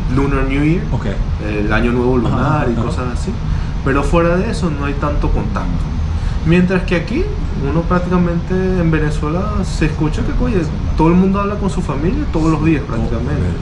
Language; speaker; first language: Spanish; native; Spanish